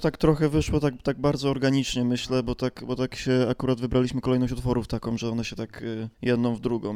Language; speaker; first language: Polish; native; Polish